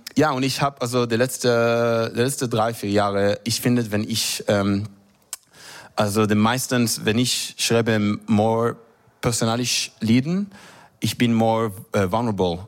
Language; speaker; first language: German; non-native, learner; Hebrew